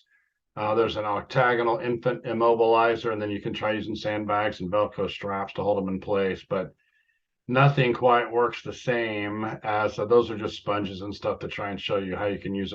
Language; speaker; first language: English; native; English